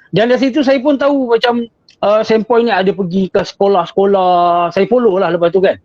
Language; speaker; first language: Malay; native; Malay